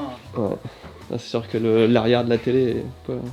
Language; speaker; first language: French; native; French